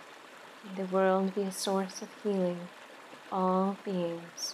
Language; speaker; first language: English; native; English